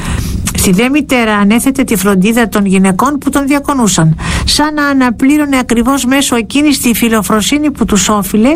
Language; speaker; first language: Greek; native; Greek